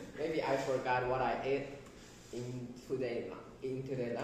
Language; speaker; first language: English; non-native, learner; Chinese